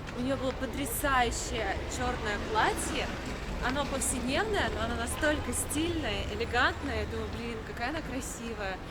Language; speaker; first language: Russian; native; Russian